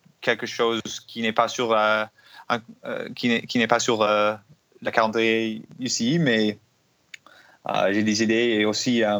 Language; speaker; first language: French; non-native, learner; English